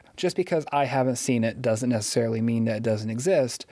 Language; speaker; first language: English; native; English